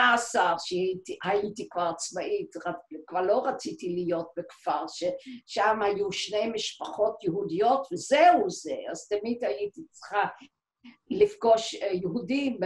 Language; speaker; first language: Hebrew; non-native, fluent; Dutch